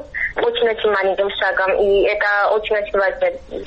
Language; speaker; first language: Russian; non-native, fluent; Georgian